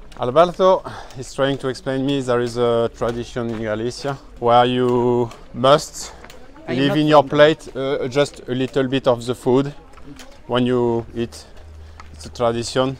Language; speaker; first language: English; non-native, fluent; French